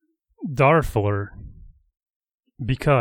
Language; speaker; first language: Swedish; non-native, learner; English